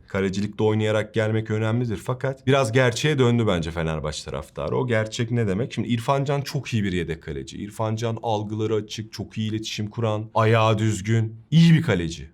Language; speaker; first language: Turkish; native; Turkish